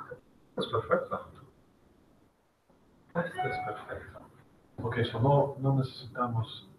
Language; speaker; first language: Spanish; non-native, learner; English